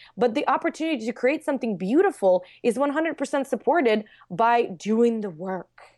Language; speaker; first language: English; non-native, fluent; Russian